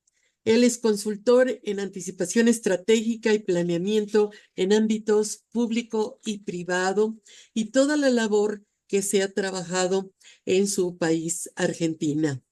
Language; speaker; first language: Spanish; native; Spanish